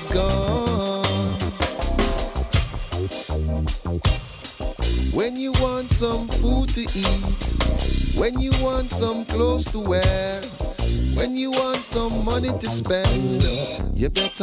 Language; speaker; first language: English; non-native, fluent; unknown